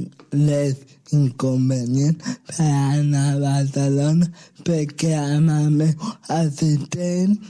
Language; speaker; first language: Catalan; non-native, local second language; Spanish